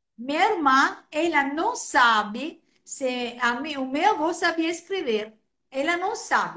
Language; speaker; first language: Portuguese; non-native, fluent; Italian